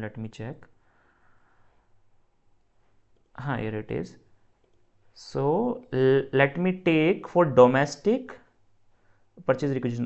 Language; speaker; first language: English; non-native, local second language; Hindi